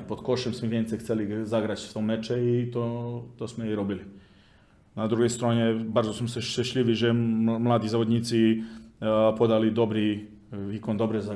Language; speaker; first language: Polish; non-native, learner; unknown